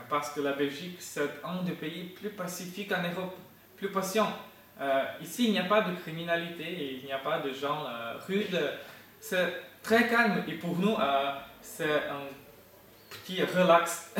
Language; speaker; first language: French; non-native, fluent; Ukrainian